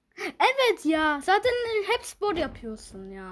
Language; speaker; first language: Turkish; early bilingual, heritage; Turkish